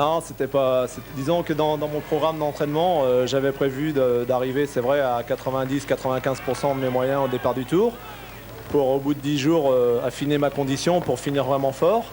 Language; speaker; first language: French; native; French